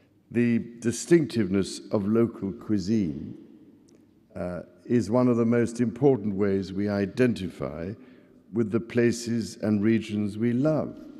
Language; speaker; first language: English; native; English